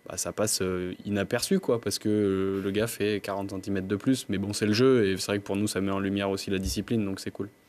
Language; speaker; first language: French; native; French